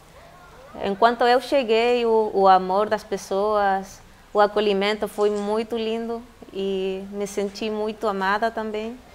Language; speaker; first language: Portuguese; non-native, fluent; Spanish